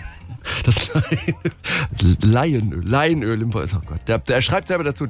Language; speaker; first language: German; native; German